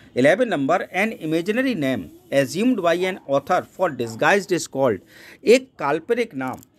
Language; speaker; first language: Hindi; native; Hindi